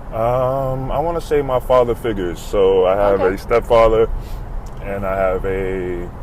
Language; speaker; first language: English; native; English